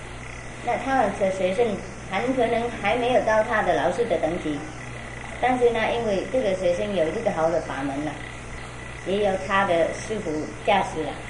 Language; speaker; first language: Chinese; non-native, fluent; Vietnamese